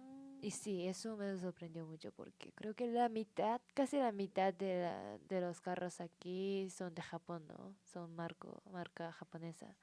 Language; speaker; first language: Spanish; non-native, learner; Japanese